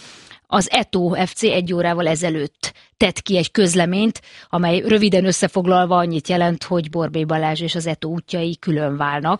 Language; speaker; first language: Hungarian; native; Hungarian